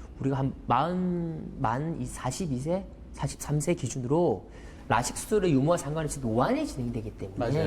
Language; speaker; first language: Korean; native; Korean